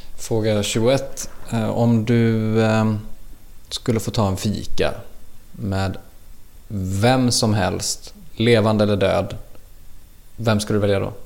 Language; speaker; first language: Swedish; native; Swedish